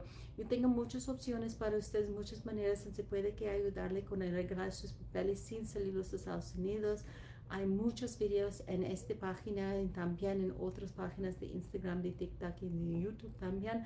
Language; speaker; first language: Spanish; non-native, learner; English